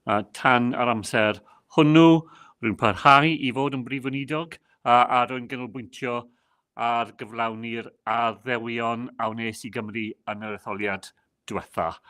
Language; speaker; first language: Welsh; non-native, local second language; English